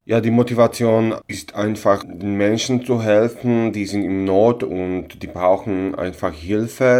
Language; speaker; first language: German; non-native, local second language; Slovak